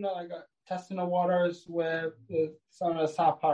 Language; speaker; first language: English; native; English